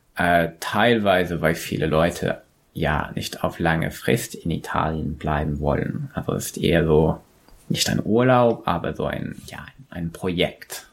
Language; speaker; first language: German; non-native, fluent; English